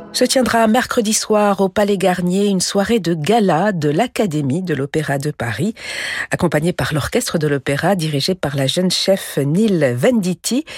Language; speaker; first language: French; native; French